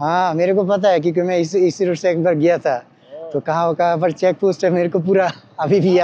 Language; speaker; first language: Hindi; non-native, learner; Bangla